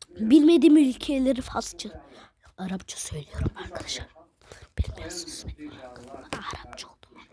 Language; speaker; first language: Turkish; early bilingual, other home language; Arabic